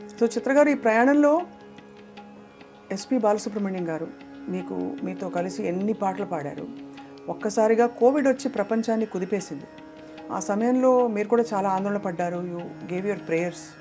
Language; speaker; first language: Telugu; native; Telugu